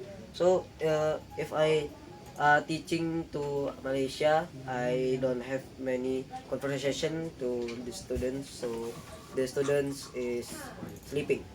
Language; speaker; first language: English; non-native, learner; Indonesian